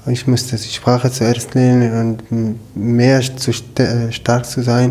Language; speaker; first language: German; non-native, learner; Arabic